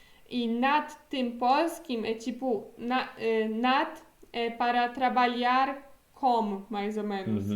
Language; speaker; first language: Portuguese; non-native, fluent; Polish